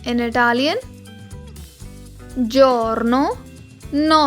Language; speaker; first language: Italian; non-native, learner; Hindi